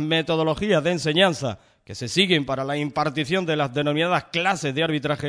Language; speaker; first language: Spanish; native; Spanish